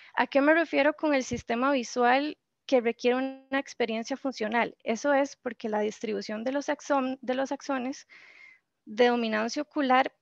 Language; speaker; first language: Spanish; native; Spanish